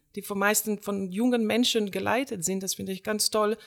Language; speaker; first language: German; non-native, fluent; Slovenian